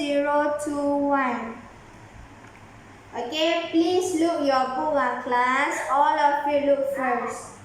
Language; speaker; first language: English; non-native, learner; Malay